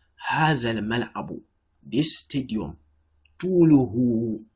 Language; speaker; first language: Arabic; non-native, fluent; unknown